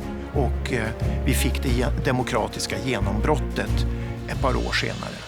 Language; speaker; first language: Swedish; native; Swedish